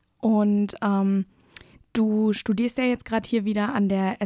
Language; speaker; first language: German; native; German